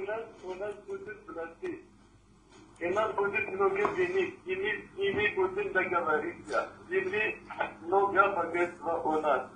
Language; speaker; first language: Russian; non-native, learner; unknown